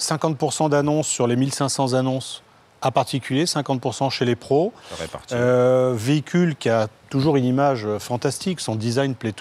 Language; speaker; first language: French; native; French